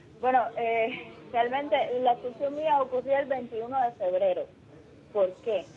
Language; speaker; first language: Spanish; native; Spanish